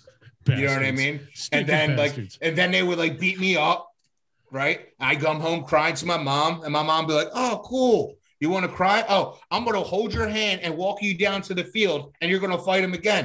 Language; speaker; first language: English; native; English